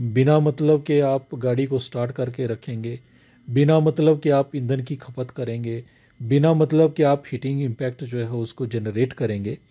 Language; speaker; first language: Hindi; native; Hindi